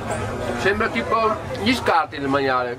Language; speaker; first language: Italian; native; Italian